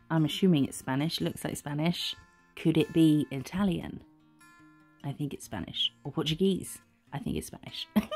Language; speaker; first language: English; native; English